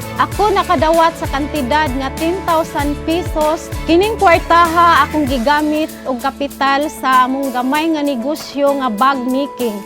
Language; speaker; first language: Cebuano; native; Cebuano